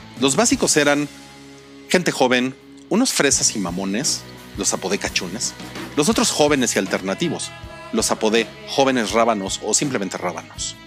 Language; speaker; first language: Spanish; native; Spanish